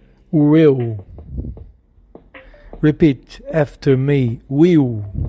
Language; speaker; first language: English; non-native, learner; Portuguese